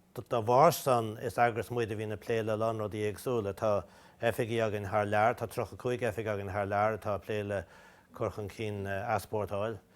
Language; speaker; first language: Irish; native; Irish